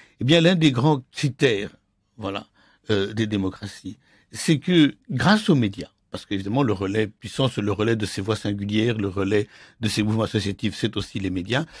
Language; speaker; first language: French; native; French